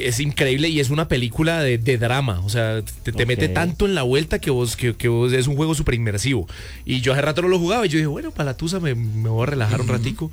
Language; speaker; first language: Spanish; native; Spanish